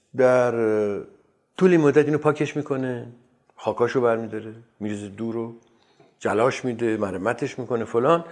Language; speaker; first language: Persian; native; Persian